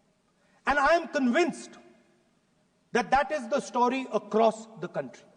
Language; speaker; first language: English; non-native, local second language; Hindi